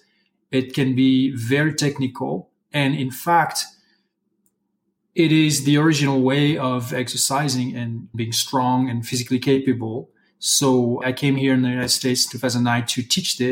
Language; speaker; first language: English; non-native, fluent; French